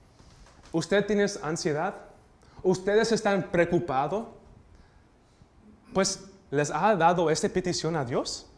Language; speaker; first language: Spanish; early bilingual, heritage; Spanish